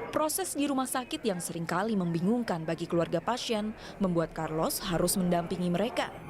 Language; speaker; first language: Indonesian; native; Indonesian